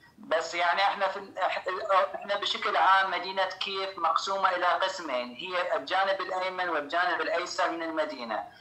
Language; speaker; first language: Arabic; native; Arabic